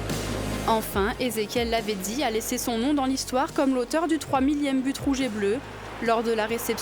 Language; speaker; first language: French; native; French